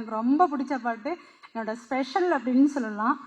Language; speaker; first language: Tamil; native; Tamil